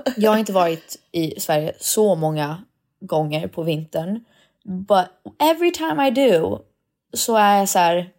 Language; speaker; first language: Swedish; early bilingual, heritage; Swedish